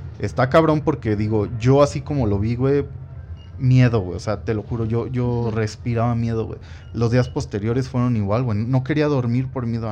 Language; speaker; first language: Spanish; native; Spanish